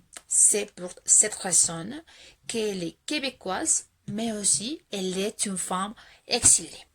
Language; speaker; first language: French; non-native, fluent; Spanish